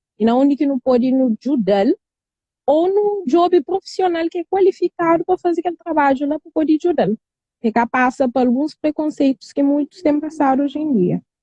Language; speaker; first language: Portuguese; non-native, local second language; Kabuverdianu